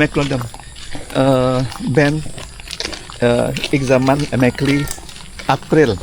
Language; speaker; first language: Turkish; non-native, learner; Indonesian